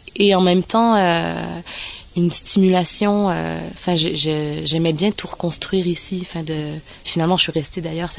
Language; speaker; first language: French; native; French